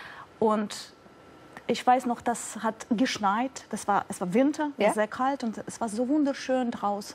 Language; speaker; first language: German; non-native, fluent; Russian